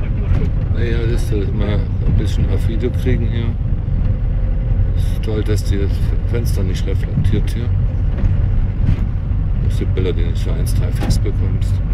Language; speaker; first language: German; native; German